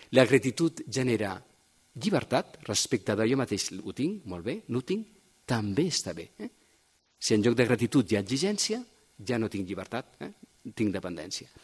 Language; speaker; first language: Catalan; native; Catalan